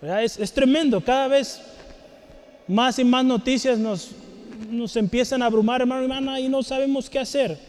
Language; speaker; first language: Spanish; native; Spanish